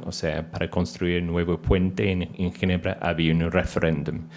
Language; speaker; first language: Spanish; non-native, fluent; English